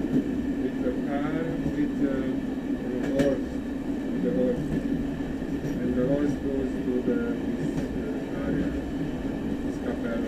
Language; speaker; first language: English; non-native, learner; Hungarian